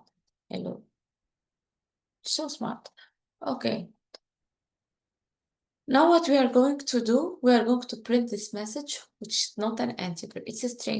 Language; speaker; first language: English; non-native, fluent; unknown